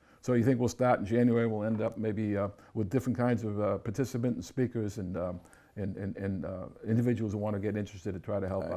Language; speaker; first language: English; native; English